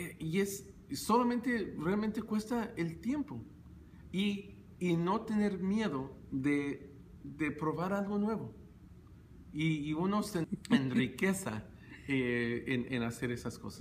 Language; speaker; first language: Spanish; early bilingual, heritage; Spanish